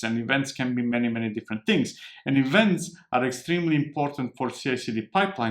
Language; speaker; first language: English; non-native, fluent; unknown